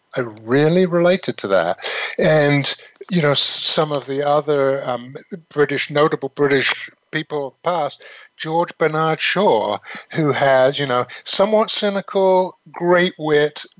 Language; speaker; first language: English; native; English